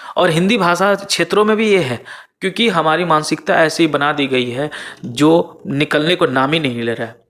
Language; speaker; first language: Hindi; native; Hindi